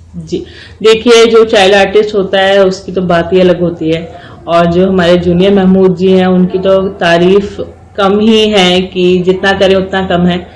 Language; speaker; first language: Hindi; native; Hindi